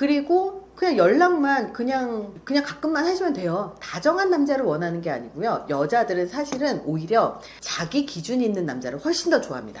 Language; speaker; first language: Korean; native; Korean